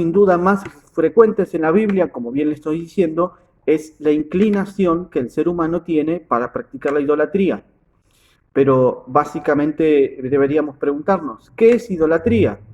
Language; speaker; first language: Spanish; native; Spanish